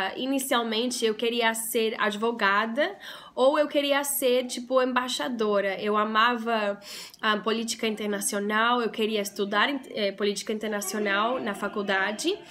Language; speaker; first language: Portuguese; non-native, fluent; English